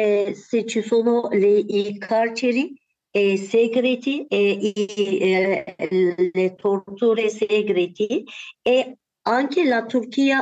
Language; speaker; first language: Italian; non-native, learner; Turkish